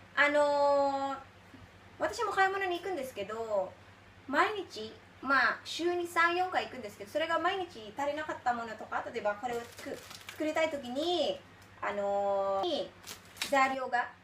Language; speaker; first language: Japanese; non-native, fluent; Filipino